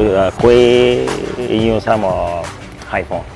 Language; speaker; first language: Vietnamese; non-native, learner; Portuguese